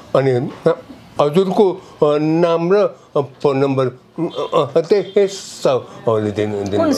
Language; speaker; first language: Nepali; native; Nepali